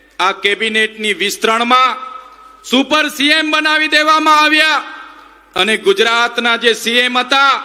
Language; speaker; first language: Gujarati; non-native, local second language; Vasavi